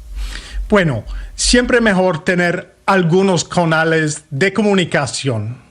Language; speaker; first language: Spanish; non-native, fluent; English